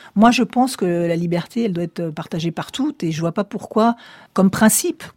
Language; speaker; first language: French; native; French